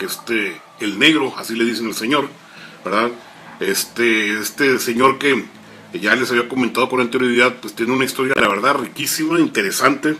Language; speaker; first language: Spanish; native; Spanish